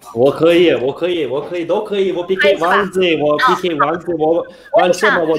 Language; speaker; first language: Chinese; non-native, learner; Russian